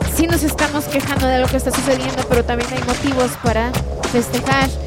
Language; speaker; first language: Spanish; native; Spanish